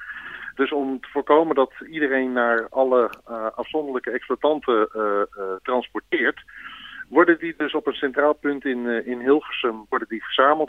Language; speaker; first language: Dutch; native; Dutch